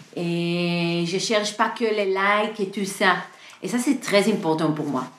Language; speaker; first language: French; non-native, learner; Hebrew